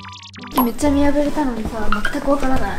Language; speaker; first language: Japanese; native; Japanese